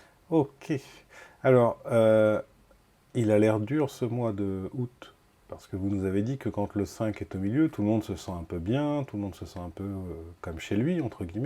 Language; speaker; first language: French; native; French